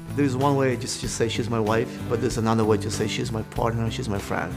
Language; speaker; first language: English; non-native, fluent; Russian